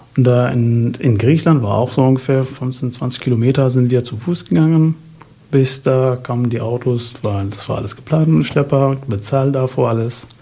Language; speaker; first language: German; non-native, fluent; Arabic